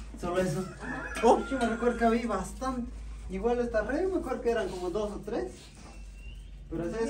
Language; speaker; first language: Spanish; native; Spanish